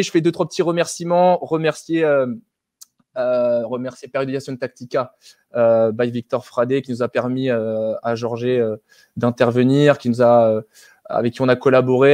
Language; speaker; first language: French; native; French